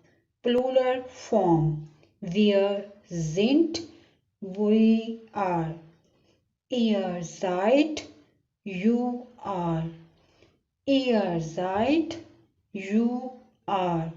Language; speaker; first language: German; non-native, learner; Urdu